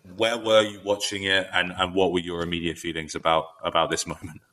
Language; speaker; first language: English; native; English